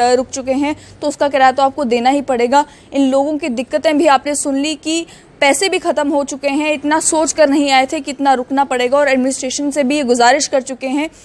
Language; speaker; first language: Hindi; native; Hindi